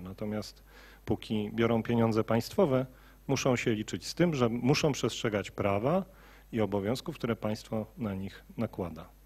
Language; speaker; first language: Polish; native; Polish